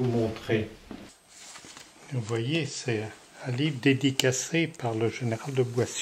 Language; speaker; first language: French; native; French